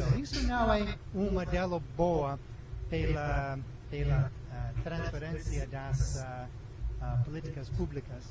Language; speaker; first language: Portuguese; non-native, learner; English